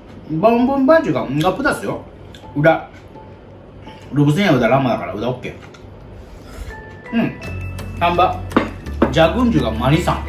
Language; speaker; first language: Indonesian; non-native, learner; Japanese